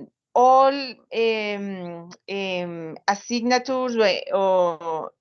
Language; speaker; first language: English; non-native, learner; Spanish